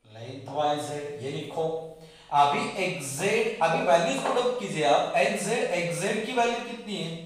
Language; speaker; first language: Hindi; non-native, local second language; Marathi